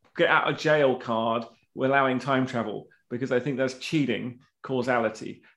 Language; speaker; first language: English; native; English